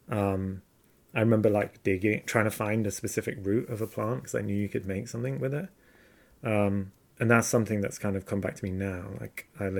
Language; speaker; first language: English; native; English